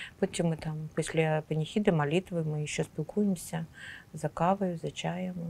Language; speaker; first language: Ukrainian; non-native, local second language; Russian